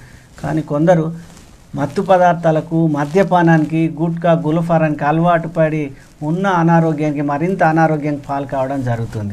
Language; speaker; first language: Telugu; native; Telugu